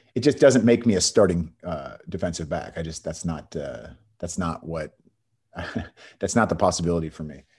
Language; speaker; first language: English; native; English